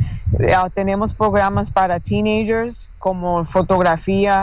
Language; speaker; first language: Spanish; non-native, fluent; English